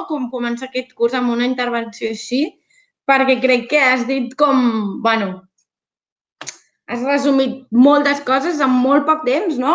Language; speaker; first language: Catalan; native; Catalan